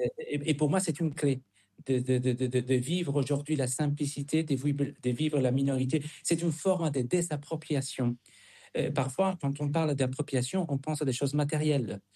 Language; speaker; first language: French; non-native, fluent; Spanish